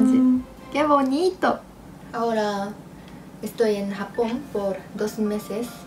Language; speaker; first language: Spanish; non-native, learner; Japanese